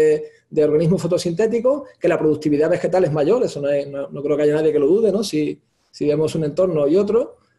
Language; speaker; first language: Spanish; native; Spanish